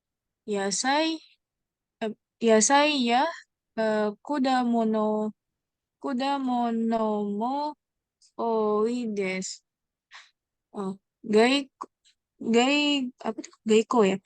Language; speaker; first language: Japanese; non-native, learner; Indonesian